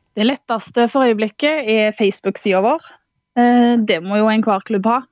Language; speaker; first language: Norwegian; native; Norwegian